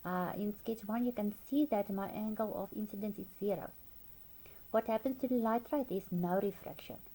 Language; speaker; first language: English; non-native, local second language; Afrikaans